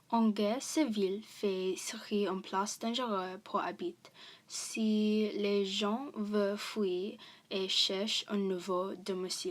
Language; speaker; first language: French; non-native, learner; English